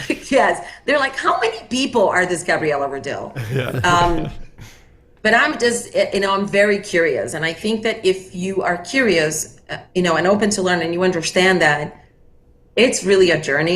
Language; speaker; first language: English; non-native, fluent; Portuguese